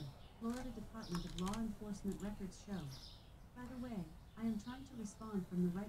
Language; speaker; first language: English; native; English